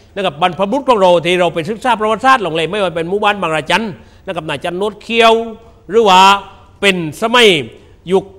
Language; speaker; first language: Thai; native; Thai